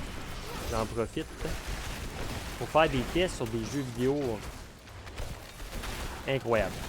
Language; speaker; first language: French; native; French